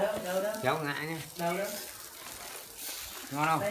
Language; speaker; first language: Vietnamese; native; Vietnamese